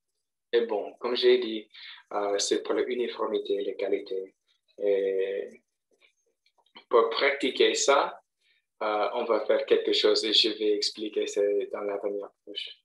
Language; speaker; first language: French; non-native, fluent; English